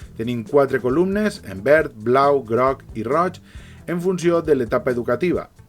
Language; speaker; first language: Catalan; native; Catalan